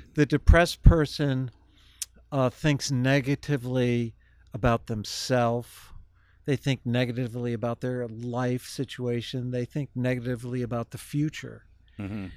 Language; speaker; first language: English; native; English